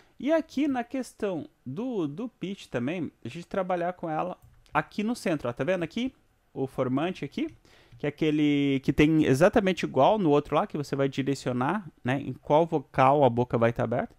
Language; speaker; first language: Portuguese; native; Portuguese